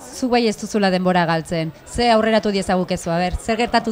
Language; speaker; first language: Basque; native; Basque